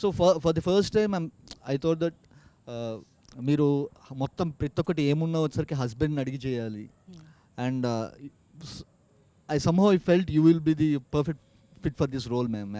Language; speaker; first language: Telugu; native; Telugu